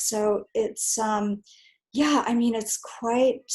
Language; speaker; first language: English; native; English